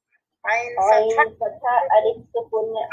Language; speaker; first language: Arabic; non-native, learner; Bangla